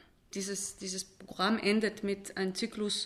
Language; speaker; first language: German; non-native, fluent; Hebrew